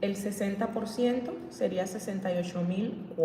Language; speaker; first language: Spanish; native; Spanish